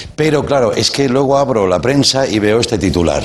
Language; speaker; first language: Spanish; native; Spanish